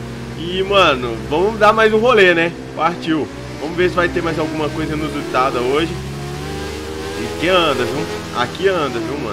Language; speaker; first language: Portuguese; native; Portuguese